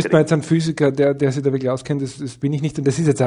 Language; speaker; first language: German; native; German